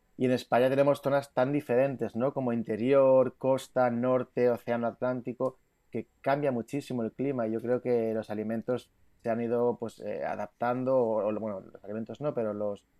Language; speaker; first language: Spanish; native; Spanish